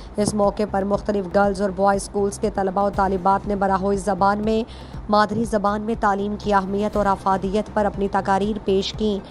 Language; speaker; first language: Urdu; non-native, local second language; Baluchi